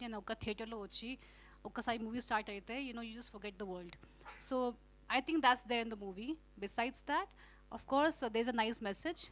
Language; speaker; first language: Telugu; non-native, fluent; Hindi